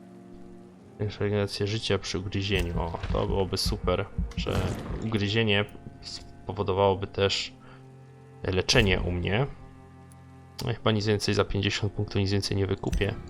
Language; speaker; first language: Polish; native; Polish